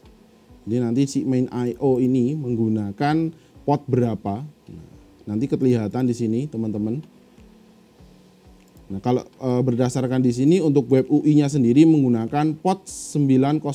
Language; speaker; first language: Indonesian; native; Indonesian